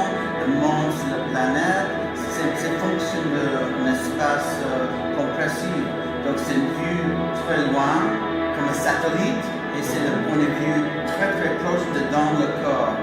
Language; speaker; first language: French; non-native, learner; English